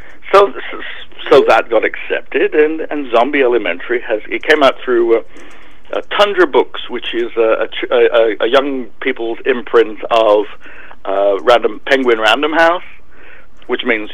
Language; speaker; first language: English; native; English